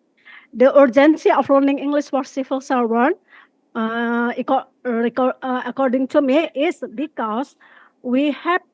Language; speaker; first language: English; non-native, learner; Indonesian